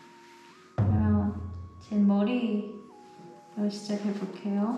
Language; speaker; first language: Korean; non-native, learner; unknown